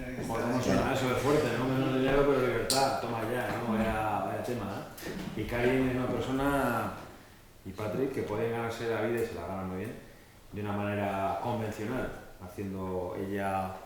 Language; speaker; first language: Spanish; native; Spanish